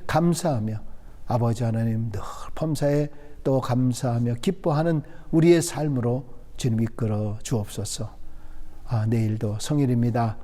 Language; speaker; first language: Korean; native; Korean